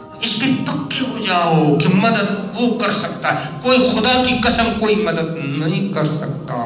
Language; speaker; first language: Urdu; non-native, local second language; Pashto